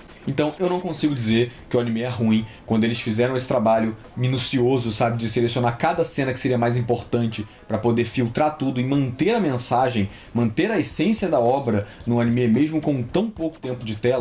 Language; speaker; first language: Portuguese; native; Portuguese